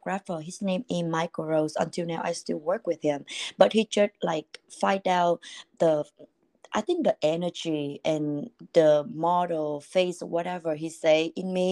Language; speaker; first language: English; non-native, fluent; Vietnamese